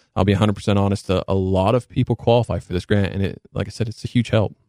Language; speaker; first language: English; native; English